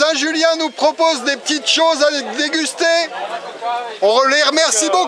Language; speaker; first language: French; native; French